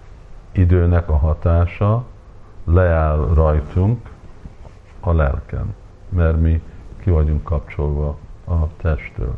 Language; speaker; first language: Hungarian; early bilingual, heritage; Hungarian